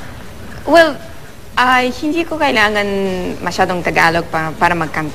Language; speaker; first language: Filipino; non-native, learner; Russian